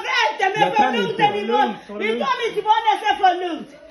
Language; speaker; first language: Swedish; non-native, learner; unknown